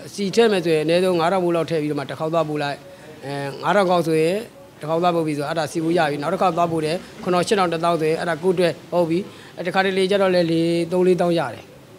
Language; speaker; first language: Burmese; native; Burmese